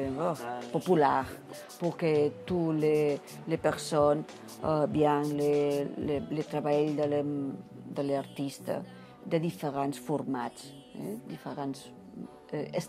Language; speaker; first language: French; non-native, learner; Catalan